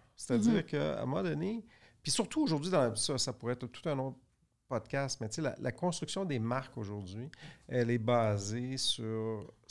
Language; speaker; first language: French; native; French